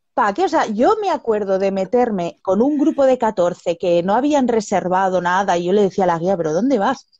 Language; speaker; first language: Spanish; native; Spanish